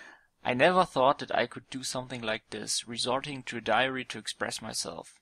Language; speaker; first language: English; non-native, fluent; German